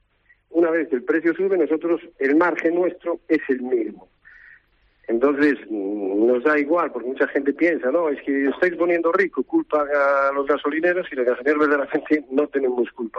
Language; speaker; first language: Spanish; native; Spanish